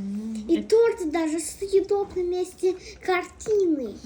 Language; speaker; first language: Russian; early bilingual, other home language; Tajik